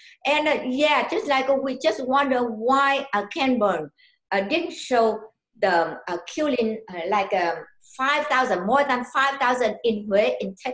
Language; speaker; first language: English; non-native, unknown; Vietnamese